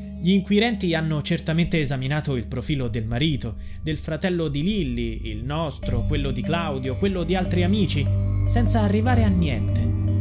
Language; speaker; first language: Italian; native; Italian